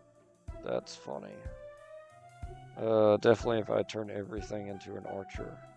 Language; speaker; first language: English; native; English